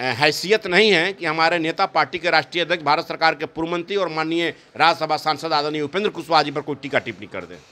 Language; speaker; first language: Hindi; native; Hindi